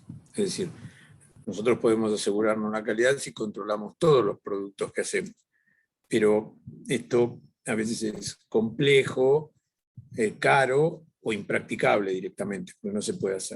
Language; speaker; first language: Spanish; native; Spanish